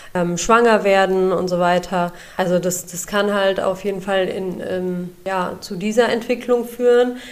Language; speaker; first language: German; early bilingual, other home language; Urdu